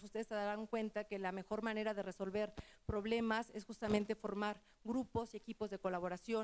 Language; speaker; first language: Spanish; native; Spanish